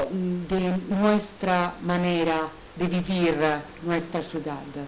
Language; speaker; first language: Spanish; non-native, learner; Italian